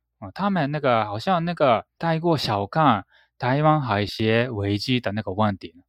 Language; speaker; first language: Chinese; non-native, fluent; Japanese